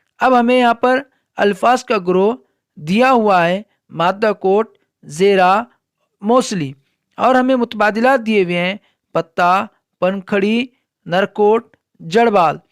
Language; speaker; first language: Urdu; native; Urdu